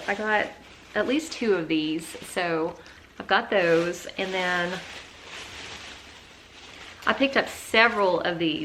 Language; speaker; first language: English; native; English